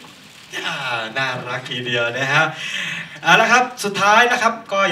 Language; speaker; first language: Korean; non-native, fluent; Thai